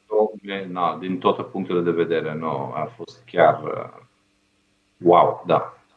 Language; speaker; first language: Romanian; non-native, fluent; Dutch